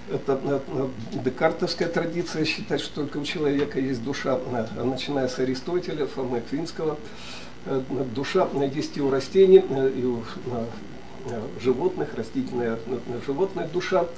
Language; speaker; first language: Russian; native; Russian